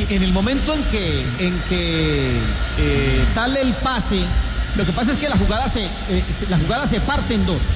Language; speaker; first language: Spanish; native; Spanish